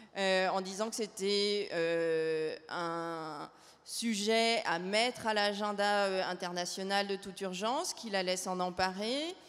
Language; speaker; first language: French; native; French